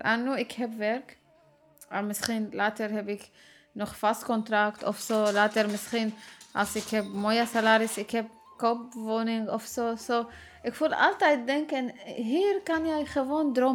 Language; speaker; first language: Dutch; non-native, learner; Arabic